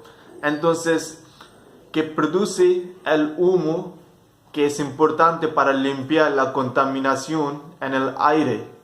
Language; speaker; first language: Spanish; non-native, fluent; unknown